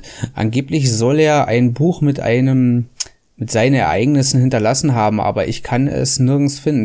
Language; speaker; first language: German; native; German